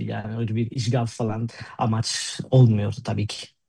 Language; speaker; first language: Turkish; non-native, fluent; Spanish